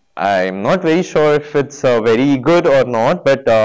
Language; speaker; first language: English; non-native, local second language; Hindi